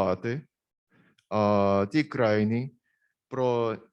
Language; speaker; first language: Ukrainian; non-native, learner; Korean